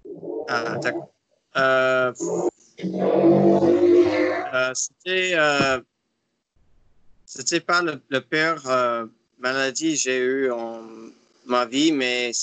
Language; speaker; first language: French; non-native, learner; English